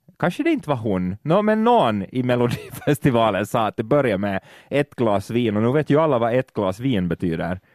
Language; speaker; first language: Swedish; native; Swedish